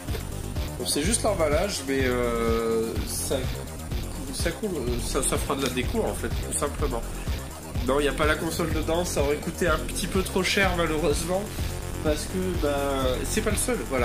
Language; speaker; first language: French; native; French